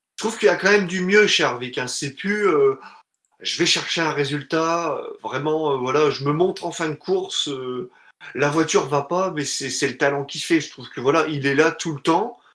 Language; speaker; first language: French; native; French